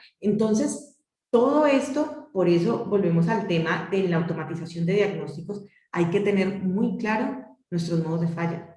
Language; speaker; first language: Spanish; native; Spanish